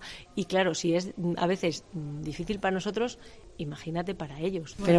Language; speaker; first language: Spanish; native; Spanish